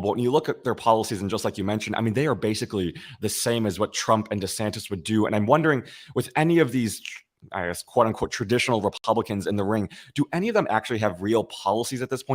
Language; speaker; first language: English; native; English